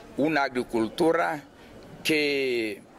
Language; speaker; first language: Spanish; non-native, fluent; Haitian Creole